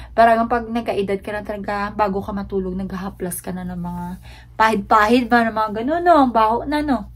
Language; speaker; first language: Filipino; non-native, local second language; Hiligaynon